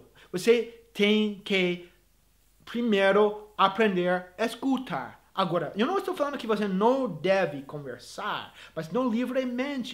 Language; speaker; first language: Portuguese; non-native, fluent; English